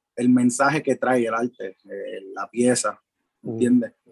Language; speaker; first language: Spanish; early bilingual, heritage; Spanish